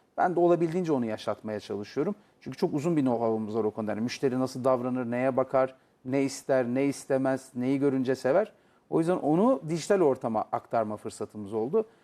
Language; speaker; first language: Turkish; native; Turkish